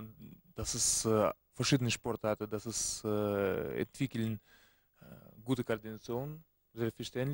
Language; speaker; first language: German; non-native, learner; Russian